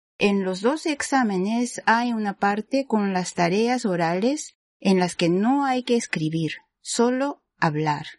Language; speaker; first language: Spanish; non-native, fluent; Japanese